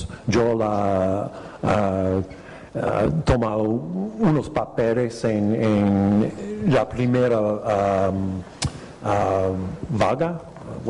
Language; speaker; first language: Spanish; non-native, fluent; English